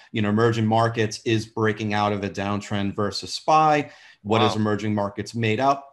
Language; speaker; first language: English; native; English